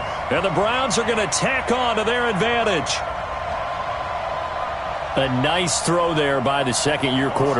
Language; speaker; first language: English; native; English